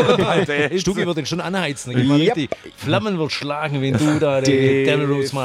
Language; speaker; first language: German; native; German